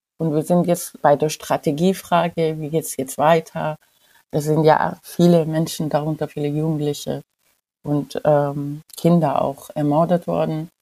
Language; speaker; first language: German; non-native, fluent; Persian